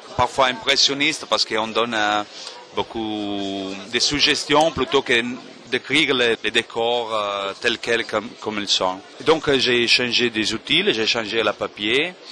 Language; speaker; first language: French; non-native, fluent; Italian